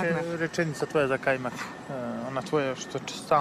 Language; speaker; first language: Serbian; native; Serbian